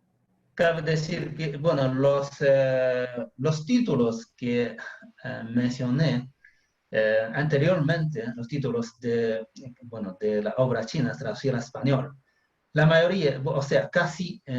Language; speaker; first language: Spanish; non-native, fluent; Chinese